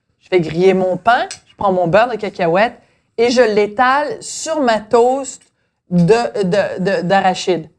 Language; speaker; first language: French; native; French